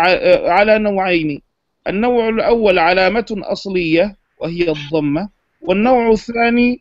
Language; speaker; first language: Arabic; non-native, fluent; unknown